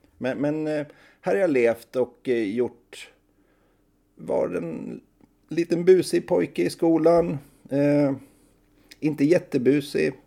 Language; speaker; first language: Swedish; native; Swedish